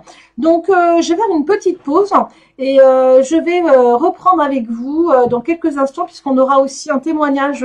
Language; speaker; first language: French; native; French